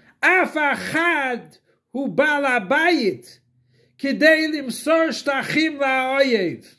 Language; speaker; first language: Hebrew; non-native, fluent; English